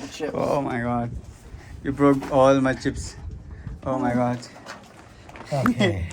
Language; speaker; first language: English; non-native, learner; Hindi